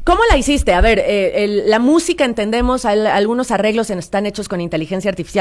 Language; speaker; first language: Spanish; native; Spanish